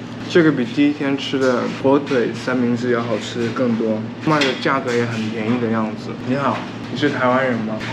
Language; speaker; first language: Chinese; non-native, fluent; Korean